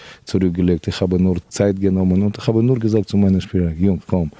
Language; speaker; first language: German; non-native, fluent; Russian